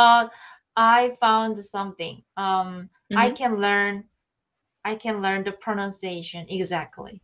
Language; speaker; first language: English; non-native, learner; Korean